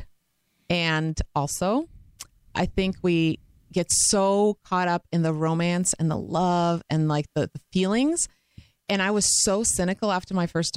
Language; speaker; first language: English; non-native, fluent; Croatian